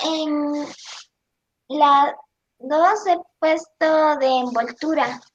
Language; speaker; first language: Spanish; native; Spanish